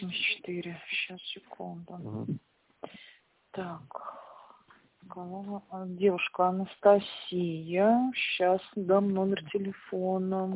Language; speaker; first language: Russian; native; Russian